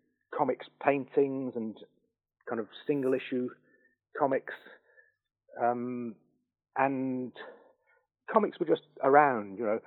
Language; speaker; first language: English; native; English